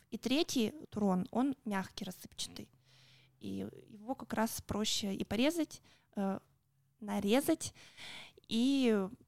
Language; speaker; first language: Russian; native; Russian